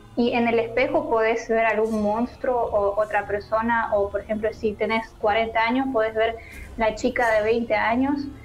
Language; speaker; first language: Spanish; non-native, learner; Russian